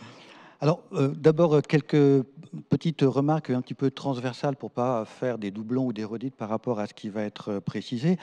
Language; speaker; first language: French; native; French